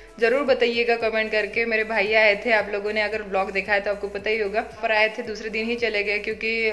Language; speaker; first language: Hindi; non-native, local second language; Marathi